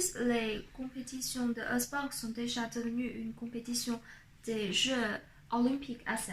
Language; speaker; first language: French; non-native, fluent; Chinese